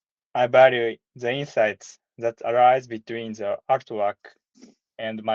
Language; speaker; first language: English; non-native, learner; Japanese